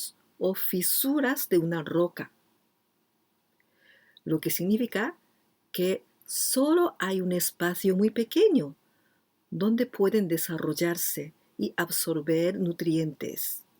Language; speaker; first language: Spanish; non-native, fluent; Japanese